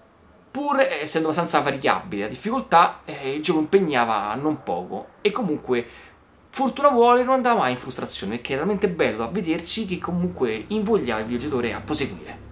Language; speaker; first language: Italian; native; Italian